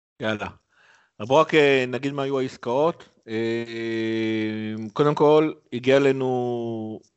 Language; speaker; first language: Hebrew; native; Hebrew